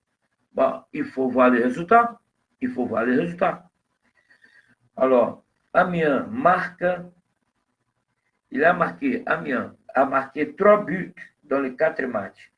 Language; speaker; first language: French; non-native, fluent; Portuguese